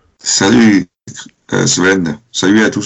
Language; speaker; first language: French; non-native, fluent; German